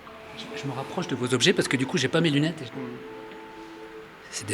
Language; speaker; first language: French; native; French